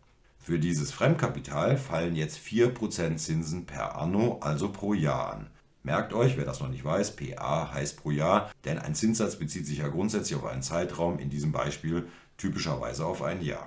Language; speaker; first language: German; native; German